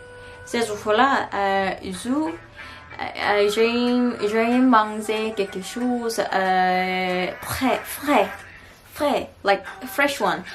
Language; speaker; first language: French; non-native, learner; Korean